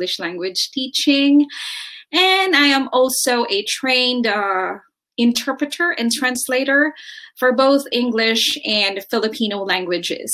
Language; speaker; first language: English; non-native, local second language; Filipino